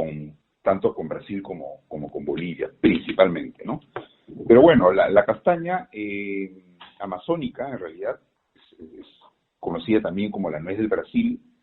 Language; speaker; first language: Spanish; native; Spanish